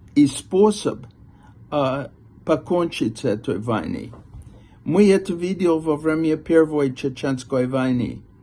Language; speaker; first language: Russian; non-native, fluent; English